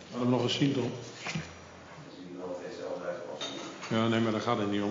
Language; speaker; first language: Dutch; native; Dutch